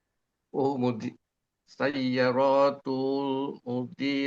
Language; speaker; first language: Arabic; non-native, learner; Indonesian